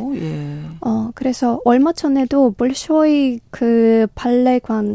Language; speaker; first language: Korean; non-native, learner; Ukrainian